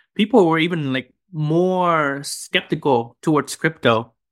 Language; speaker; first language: English; non-native, fluent; Vietnamese